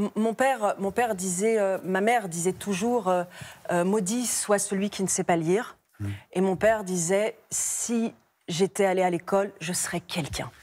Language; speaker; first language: French; native; French